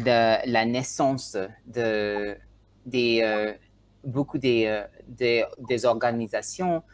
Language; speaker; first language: French; non-native, learner; Tswana